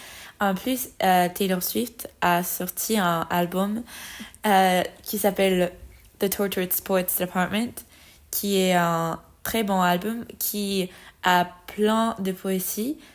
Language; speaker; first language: French; non-native, learner; Spanish